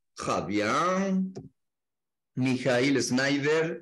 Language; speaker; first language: French; non-native, learner; Spanish